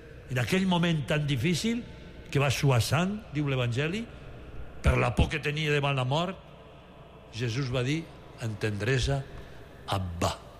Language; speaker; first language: Catalan; native; Catalan